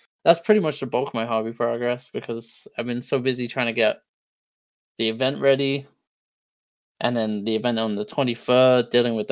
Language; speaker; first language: English; native; English